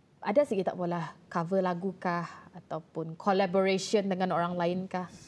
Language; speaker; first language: Malay; native; Malay